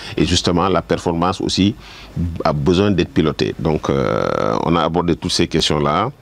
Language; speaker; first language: French; non-native, local second language; Wolof